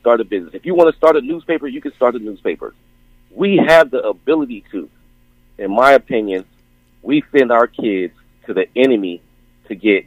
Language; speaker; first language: English; native; English